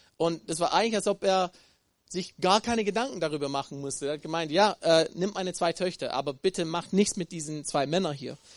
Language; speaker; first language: German; non-native, fluent; English